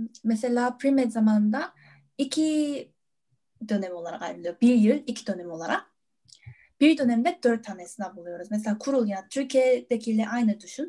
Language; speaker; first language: Turkish; non-native, fluent; Korean